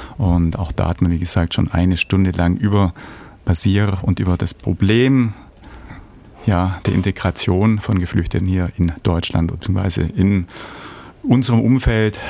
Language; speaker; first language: German; native; German